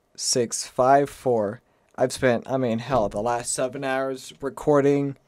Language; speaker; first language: English; native; English